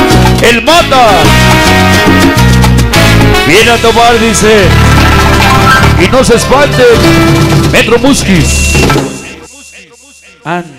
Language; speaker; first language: Spanish; native; Spanish